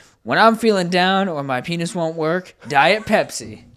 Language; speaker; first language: English; native; English